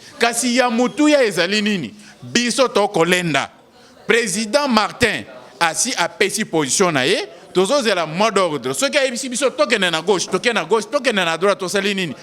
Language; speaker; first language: Lingala; non-native, local second language; Luba-Lulua